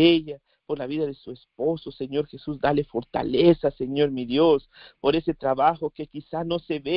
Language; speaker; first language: Spanish; native; Spanish